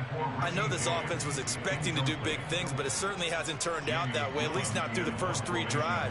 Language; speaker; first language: English; native; English